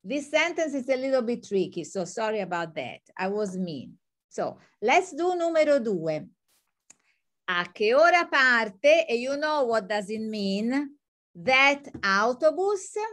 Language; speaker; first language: English; non-native, fluent; Italian